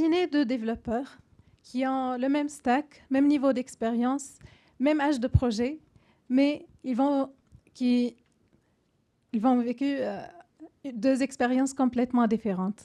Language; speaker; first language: French; non-native, fluent; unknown